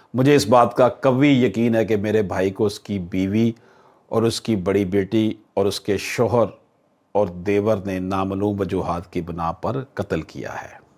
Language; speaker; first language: Urdu; native; Urdu